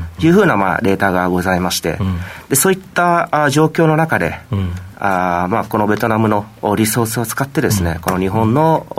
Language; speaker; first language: Japanese; non-native, fluent; Vietnamese